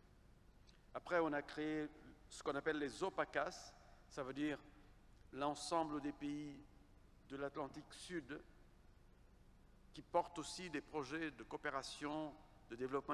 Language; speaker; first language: French; non-native, fluent; Kabuverdianu